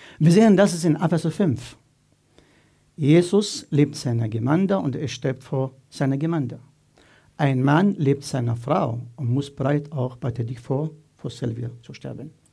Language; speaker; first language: German; non-native, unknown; Arabic